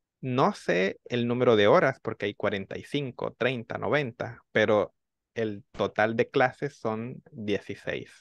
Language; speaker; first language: Spanish; native; Spanish